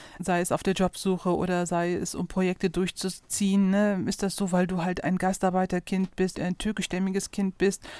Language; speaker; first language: German; early bilingual, other home language; Turkish